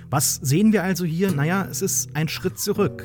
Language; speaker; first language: German; native; German